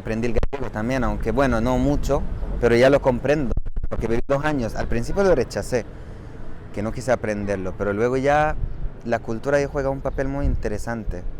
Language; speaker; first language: Spanish; non-native, fluent; Arabic